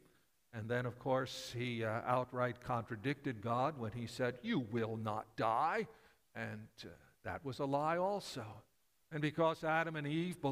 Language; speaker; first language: English; native; English